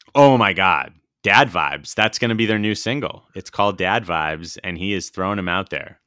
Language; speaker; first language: English; native; English